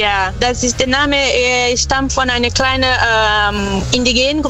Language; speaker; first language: German; non-native, fluent; Portuguese